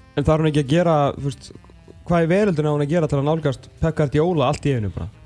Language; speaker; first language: Icelandic; native; Icelandic